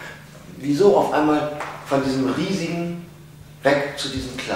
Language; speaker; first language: German; native; German